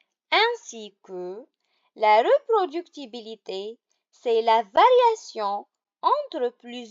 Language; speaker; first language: French; non-native, local second language; Arabic